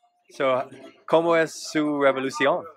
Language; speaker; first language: Spanish; non-native, learner; English